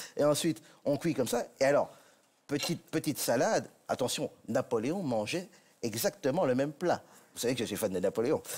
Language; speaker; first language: French; native; French